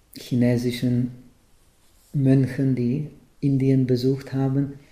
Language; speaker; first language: German; non-native, fluent; Czech